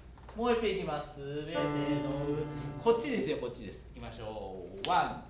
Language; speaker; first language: Japanese; native; Japanese